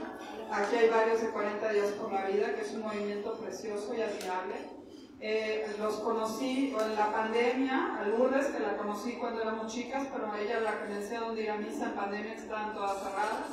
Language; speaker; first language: Spanish; native; Spanish